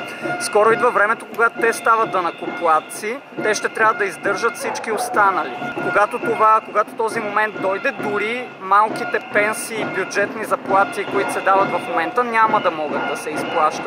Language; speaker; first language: Bulgarian; native; Bulgarian